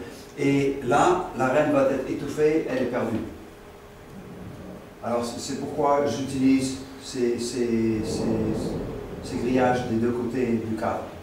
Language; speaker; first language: French; non-native, fluent; Dutch